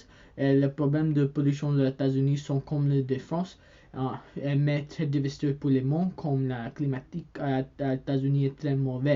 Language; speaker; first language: French; non-native, learner; English